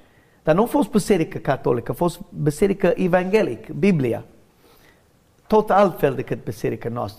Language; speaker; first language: Romanian; non-native, learner; English